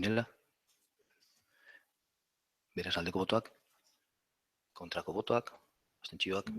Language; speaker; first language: Basque; non-native, local second language; Spanish